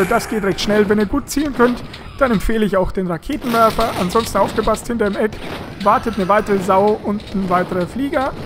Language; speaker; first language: German; native; German